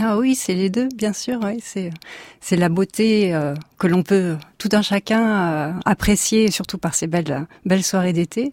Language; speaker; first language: French; native; French